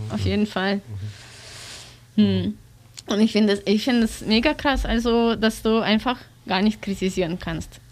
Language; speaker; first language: German; non-native, learner; Russian